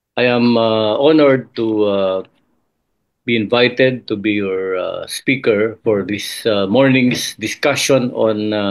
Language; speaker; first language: English; non-native, local second language; Filipino